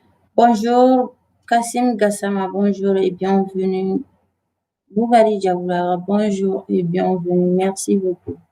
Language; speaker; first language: French; non-native, local second language; Bambara